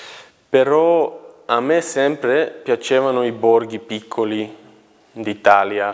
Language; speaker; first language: Italian; non-native, fluent; Serbian